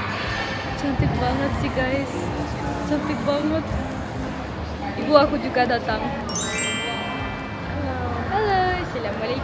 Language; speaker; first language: Indonesian; non-native, fluent; German